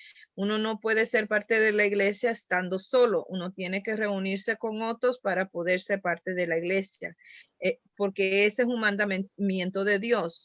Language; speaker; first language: Spanish; early bilingual, heritage; Spanish